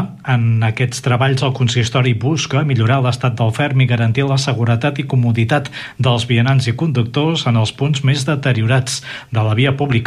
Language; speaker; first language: Catalan; native; Catalan